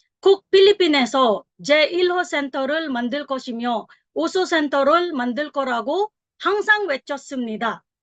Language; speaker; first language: Korean; non-native, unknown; Filipino